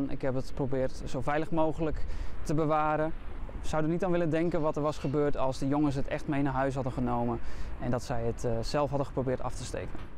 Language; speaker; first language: Dutch; native; Dutch